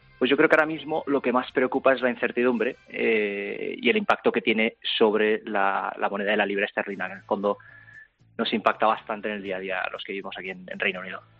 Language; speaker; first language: Spanish; native; Spanish